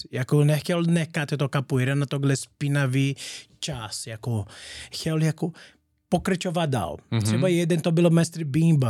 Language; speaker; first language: Czech; non-native, learner; Portuguese